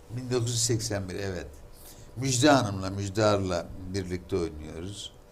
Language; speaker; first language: Turkish; native; Turkish